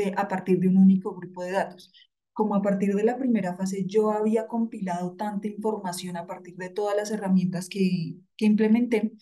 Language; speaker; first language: Spanish; native; Spanish